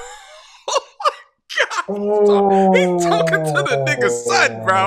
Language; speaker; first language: English; native; English